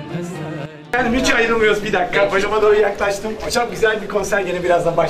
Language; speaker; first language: Turkish; native; Turkish